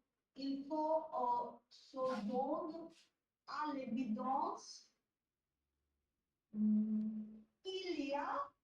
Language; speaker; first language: French; non-native, learner; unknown